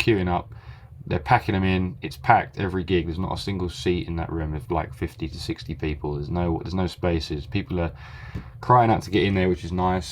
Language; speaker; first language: English; native; English